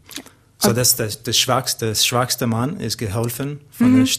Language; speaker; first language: German; non-native, learner; English